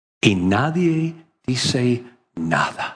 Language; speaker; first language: Spanish; non-native, learner; English